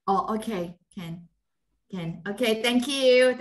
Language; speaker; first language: English; non-native, fluent; Malay